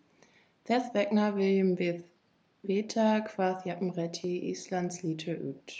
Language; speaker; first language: Icelandic; non-native, learner; German